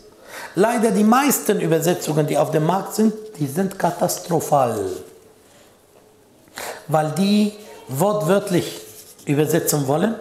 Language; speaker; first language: German; non-native, fluent; Arabic